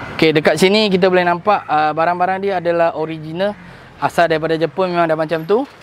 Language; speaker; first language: Malay; non-native, local second language; Chinese